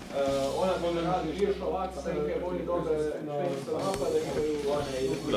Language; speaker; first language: Bosnian; native; Bosnian